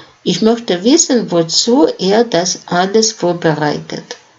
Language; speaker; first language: German; non-native, fluent; Russian